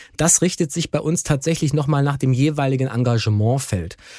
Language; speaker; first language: German; native; German